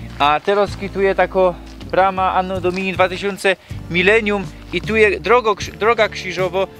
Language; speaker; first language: Polish; native; Polish